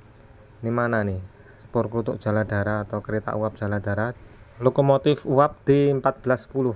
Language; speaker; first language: Indonesian; native; Indonesian